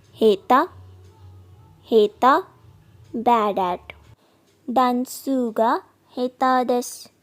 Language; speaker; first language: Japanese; non-native, fluent; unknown